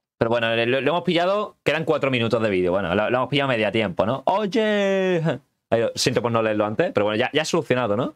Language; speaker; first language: Spanish; native; Spanish